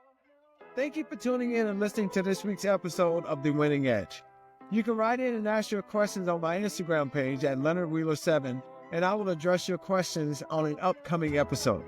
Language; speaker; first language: English; native; English